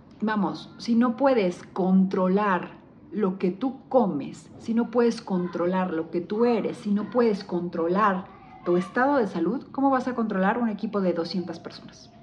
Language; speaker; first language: Spanish; native; Spanish